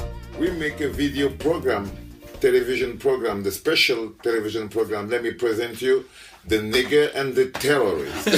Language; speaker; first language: English; non-native, local second language; French